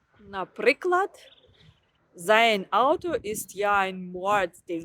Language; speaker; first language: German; non-native, fluent; Ukrainian